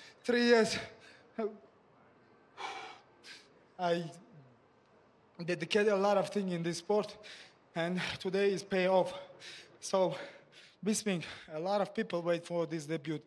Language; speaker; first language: English; non-native, learner; Tajik